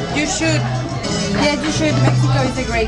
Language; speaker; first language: English; non-native, fluent; Spanish